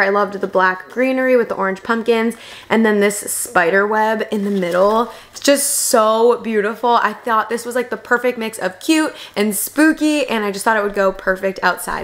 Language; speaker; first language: English; native; English